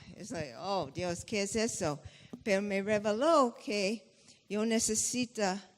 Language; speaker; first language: Spanish; non-native, fluent; English